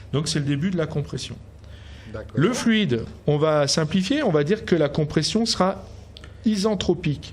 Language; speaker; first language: French; native; French